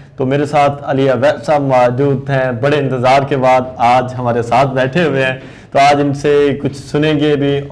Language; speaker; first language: Urdu; non-native, local second language; Punjabi